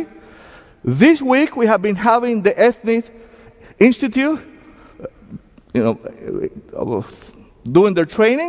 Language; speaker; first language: English; non-native, fluent; Spanish